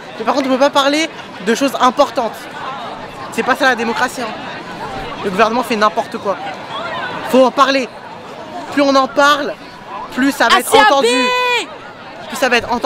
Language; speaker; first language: French; native; French